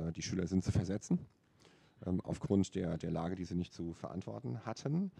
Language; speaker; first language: German; native; German